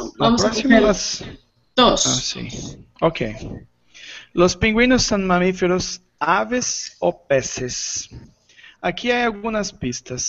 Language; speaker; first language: Spanish; non-native, learner; Portuguese